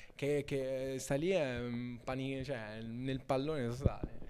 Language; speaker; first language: Italian; native; Italian